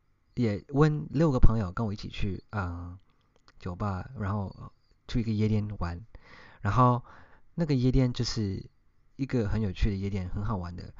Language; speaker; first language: Chinese; early bilingual, heritage; English